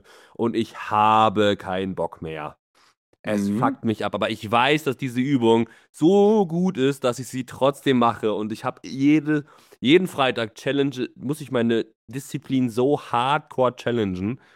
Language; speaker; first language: German; native; German